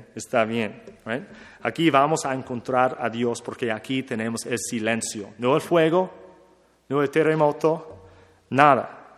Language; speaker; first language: Spanish; non-native, learner; English